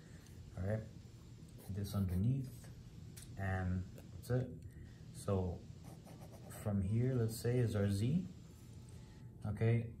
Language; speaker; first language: English; native; English